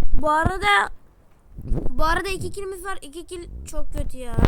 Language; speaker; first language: Turkish; native; Turkish